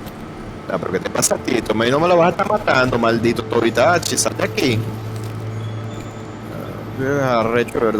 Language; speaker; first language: Spanish; native; Spanish